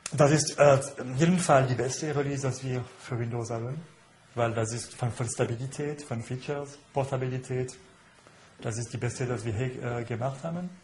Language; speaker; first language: German; non-native, fluent; French